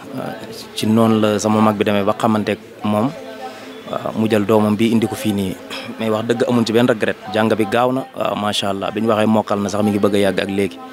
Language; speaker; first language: Wolof; non-native, local second language; Fula